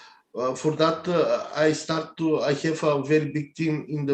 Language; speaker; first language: English; non-native, learner; Bulgarian